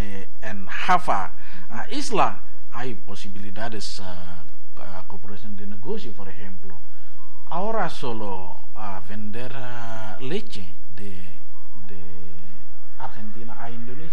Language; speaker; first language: Spanish; non-native, learner; Indonesian